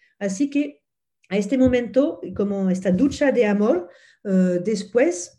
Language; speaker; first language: Spanish; non-native, fluent; French